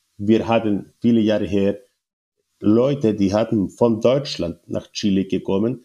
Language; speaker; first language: German; non-native, learner; Spanish